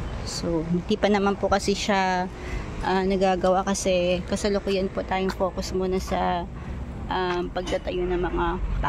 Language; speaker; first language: Filipino; native; Filipino